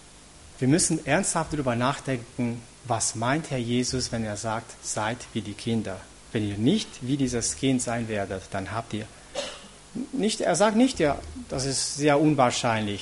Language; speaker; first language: German; non-native, fluent; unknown